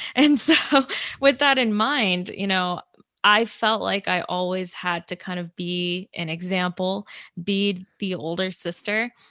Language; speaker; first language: English; native; English